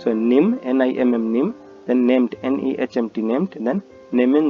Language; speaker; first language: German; non-native, fluent; Hindi